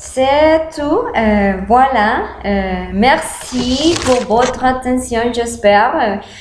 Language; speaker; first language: French; non-native, learner; Spanish